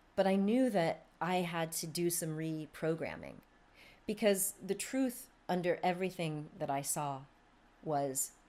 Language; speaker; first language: English; native; English